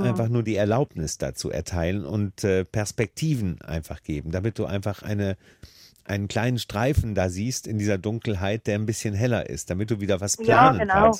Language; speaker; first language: German; native; German